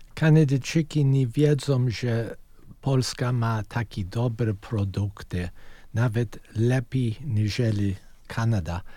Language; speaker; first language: Polish; early bilingual, heritage; Polish